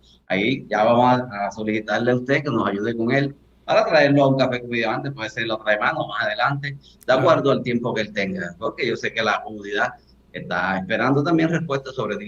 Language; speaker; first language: Spanish; native; Spanish